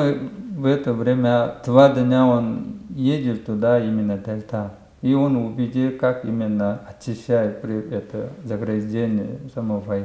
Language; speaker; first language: Russian; non-native, learner; Korean